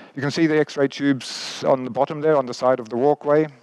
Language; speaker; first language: English; native; English